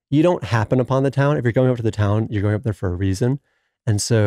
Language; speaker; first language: English; native; English